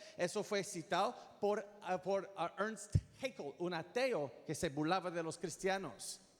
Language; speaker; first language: Spanish; non-native, fluent; English